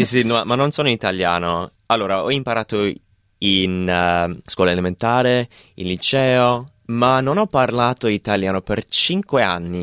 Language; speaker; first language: Italian; non-native, fluent; English